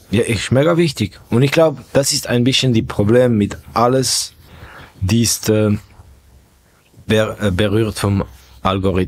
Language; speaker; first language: German; non-native, fluent; Estonian